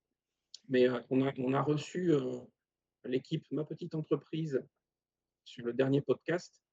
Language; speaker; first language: French; native; French